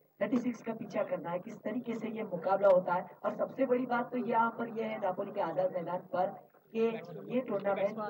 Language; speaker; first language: Hindi; non-native, local second language; Marathi